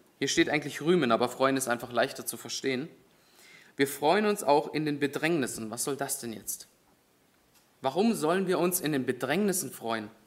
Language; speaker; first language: German; native; German